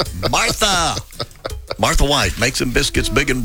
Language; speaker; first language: English; native; English